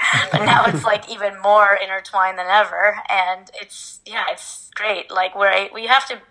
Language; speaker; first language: English; native; English